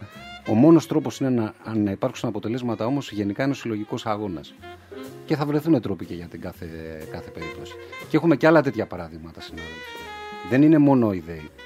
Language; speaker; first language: Greek; native; Greek